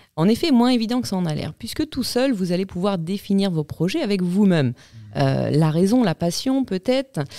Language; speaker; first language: French; native; French